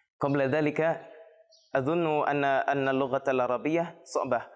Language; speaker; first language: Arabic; non-native, learner; Indonesian